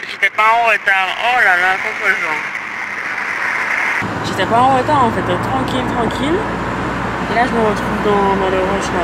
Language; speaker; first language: French; native; French